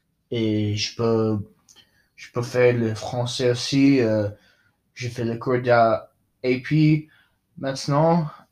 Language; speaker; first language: French; non-native, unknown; English